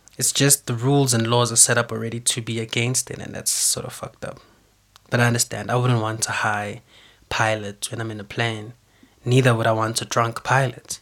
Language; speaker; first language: English; non-native, local second language; Zulu